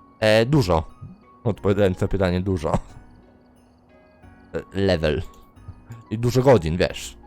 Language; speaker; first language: Polish; native; Polish